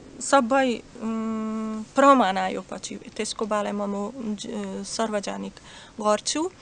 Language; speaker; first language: Nepali; non-native, learner; Slovak